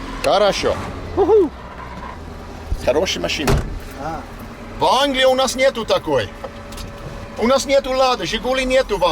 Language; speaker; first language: Russian; non-native, learner; English